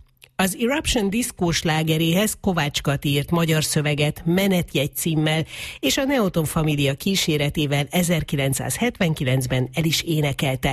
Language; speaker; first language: Hungarian; native; Hungarian